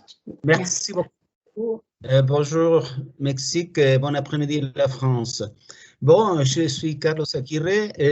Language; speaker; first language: French; non-native, fluent; Spanish